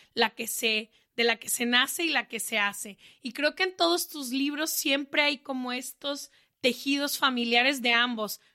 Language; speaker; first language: Spanish; native; Spanish